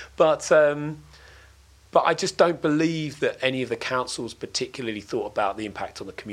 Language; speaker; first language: English; native; English